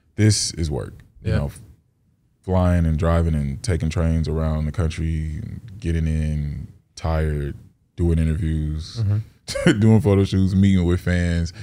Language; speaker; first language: English; native; English